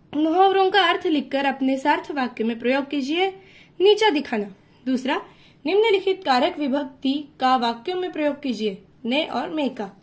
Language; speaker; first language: Hindi; non-native, local second language; Marathi